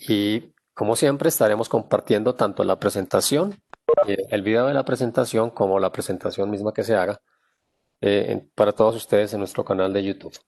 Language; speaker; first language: Spanish; native; Spanish